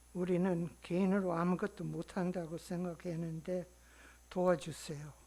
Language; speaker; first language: Korean; non-native, learner; English